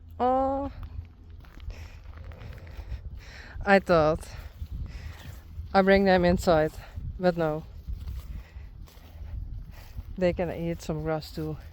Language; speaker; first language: English; non-native, learner; Western Frisian